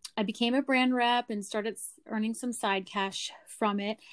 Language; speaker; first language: English; native; English